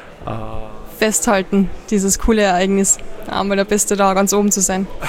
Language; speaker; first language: German; native; German